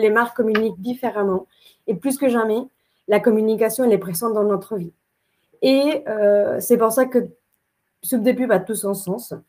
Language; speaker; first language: French; non-native, fluent; Spanish